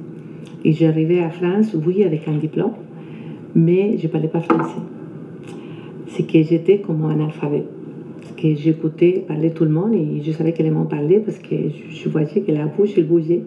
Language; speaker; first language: French; non-native, fluent; Spanish